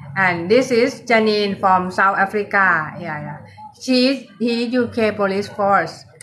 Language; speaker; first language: English; non-native, learner; Thai